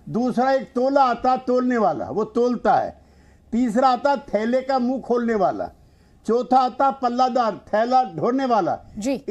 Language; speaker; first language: Hindi; native; Hindi